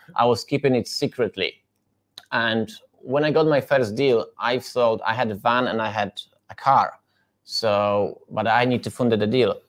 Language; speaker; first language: English; non-native, fluent; Polish